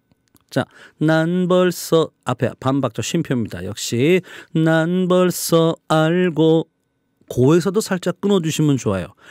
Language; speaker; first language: Korean; native; Korean